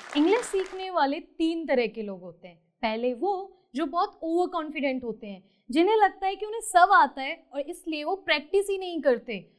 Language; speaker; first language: Hindi; native; Hindi